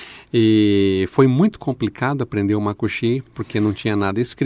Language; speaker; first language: Portuguese; native; Portuguese